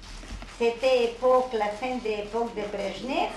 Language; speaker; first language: French; non-native, fluent; Hungarian